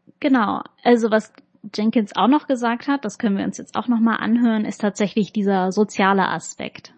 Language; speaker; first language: German; native; German